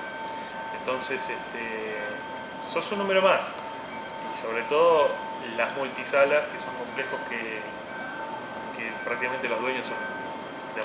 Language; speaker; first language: Spanish; native; Spanish